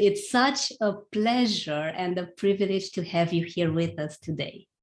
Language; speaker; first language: English; non-native, fluent; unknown